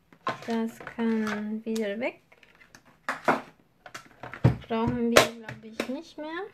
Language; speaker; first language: German; non-native, fluent; Spanish